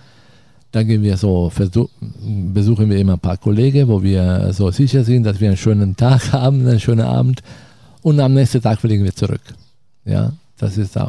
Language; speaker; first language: German; non-native, fluent; Italian